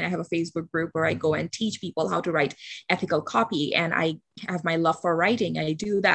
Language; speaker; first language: English; non-native, local second language; Bangla